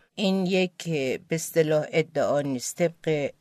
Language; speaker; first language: Persian; non-native, local second language; Azerbaijani